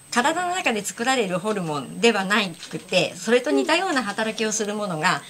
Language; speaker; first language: Japanese; native; Japanese